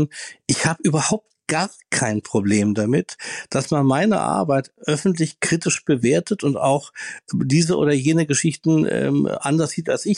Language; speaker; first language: German; native; German